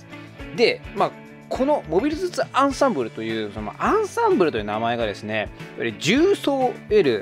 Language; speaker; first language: Japanese; native; Japanese